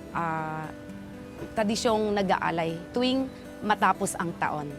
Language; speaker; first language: Filipino; native; Filipino